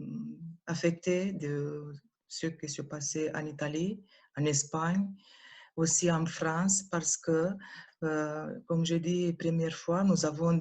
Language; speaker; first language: French; non-native, learner; Romanian